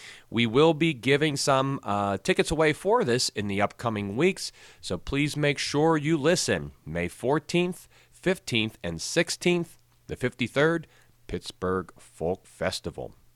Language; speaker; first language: English; native; English